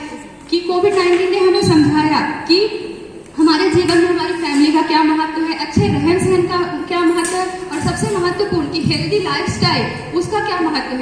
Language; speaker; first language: Hindi; native; Hindi